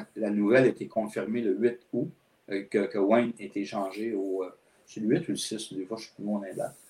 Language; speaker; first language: French; native; French